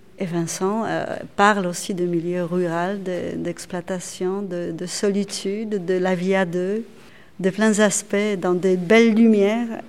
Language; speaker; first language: French; non-native, fluent; Polish